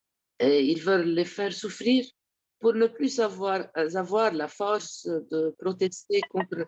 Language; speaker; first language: French; non-native, local second language; Arabic